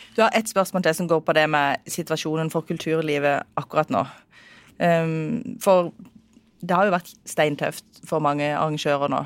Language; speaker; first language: Norwegian; native; Norwegian